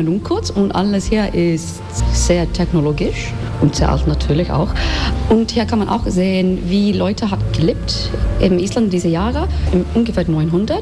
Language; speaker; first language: German; non-native, learner; Icelandic